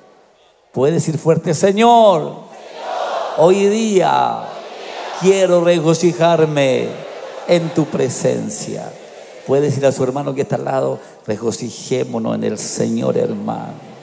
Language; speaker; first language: Spanish; native; Spanish